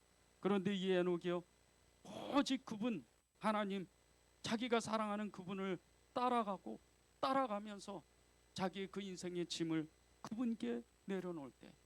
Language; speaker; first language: Korean; native; Korean